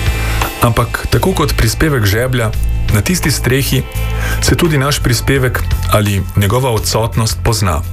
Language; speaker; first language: Slovenian; native; Slovenian